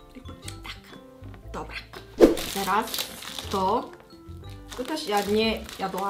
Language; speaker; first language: Polish; non-native, learner; Korean